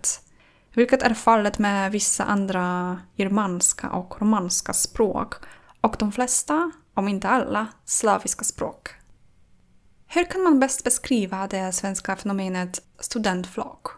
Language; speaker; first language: Swedish; non-native, fluent; Polish